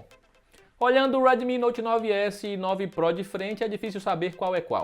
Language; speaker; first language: Portuguese; native; Portuguese